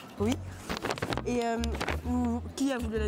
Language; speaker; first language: French; native; French